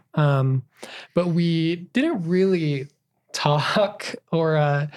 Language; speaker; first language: English; native; English